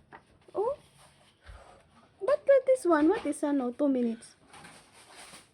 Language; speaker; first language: English; non-native, learner; Filipino